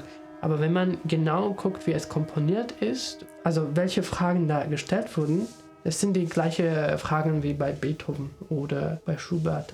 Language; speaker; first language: German; non-native, fluent; Armenian